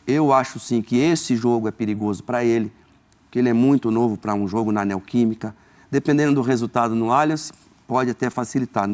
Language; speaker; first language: Portuguese; native; Portuguese